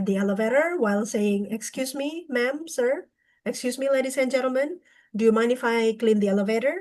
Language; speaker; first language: English; non-native, fluent; Indonesian